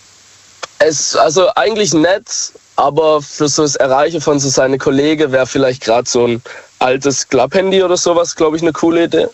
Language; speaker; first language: German; native; German